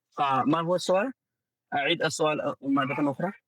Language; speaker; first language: Arabic; non-native, fluent; Urdu